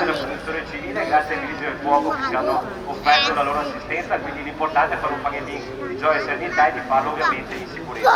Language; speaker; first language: Italian; native; Italian